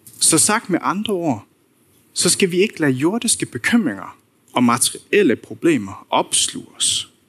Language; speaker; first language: Danish; non-native, local second language; Faroese